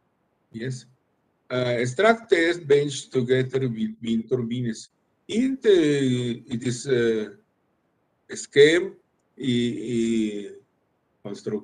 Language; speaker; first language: English; non-native, learner; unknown